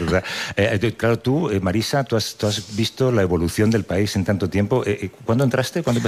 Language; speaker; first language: Spanish; native; Spanish